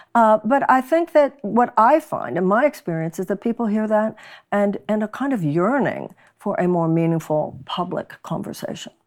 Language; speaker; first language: English; native; English